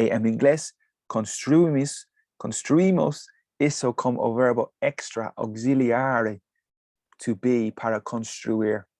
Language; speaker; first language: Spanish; non-native, fluent; English